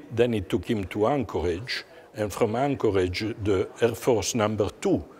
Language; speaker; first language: English; non-native, fluent; Italian